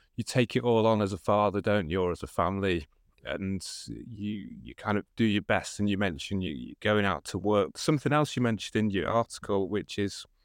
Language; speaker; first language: English; native; English